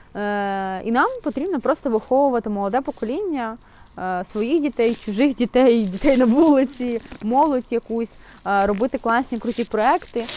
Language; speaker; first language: Ukrainian; non-native, local second language; Russian